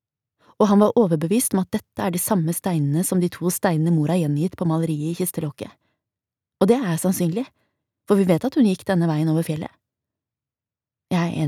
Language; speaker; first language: Norwegian; native; Norwegian